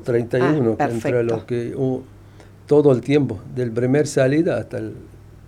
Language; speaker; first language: Spanish; non-native, fluent; Arabic